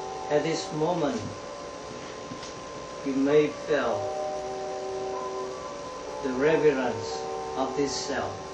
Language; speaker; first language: English; non-native, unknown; Vietnamese